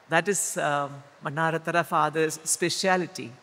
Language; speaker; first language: English; non-native, local second language; Malayalam